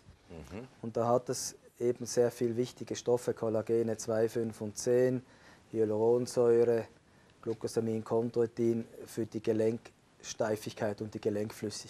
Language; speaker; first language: German; native; German